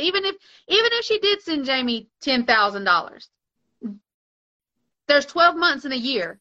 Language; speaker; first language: English; native; English